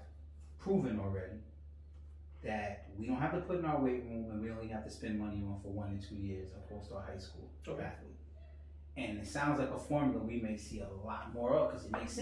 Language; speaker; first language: English; native; English